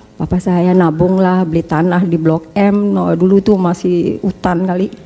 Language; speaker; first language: Indonesian; early bilingual, heritage; Indonesian